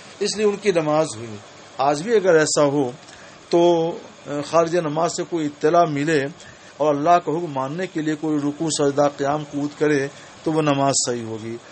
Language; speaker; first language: Urdu; native; Urdu